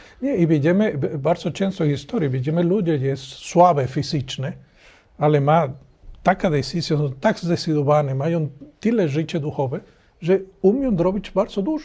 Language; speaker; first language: Polish; non-native, learner; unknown